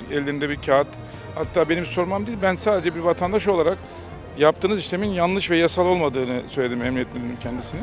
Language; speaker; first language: Turkish; native; Turkish